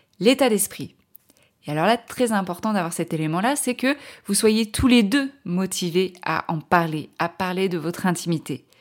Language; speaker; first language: French; native; French